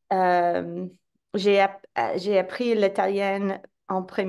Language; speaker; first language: French; non-native, fluent; English